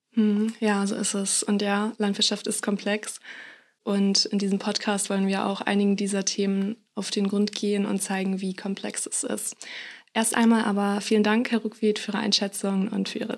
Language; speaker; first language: German; native; German